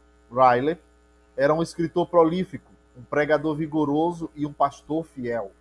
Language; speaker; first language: Portuguese; native; Portuguese